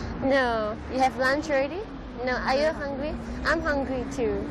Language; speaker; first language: English; non-native, local second language; Chinese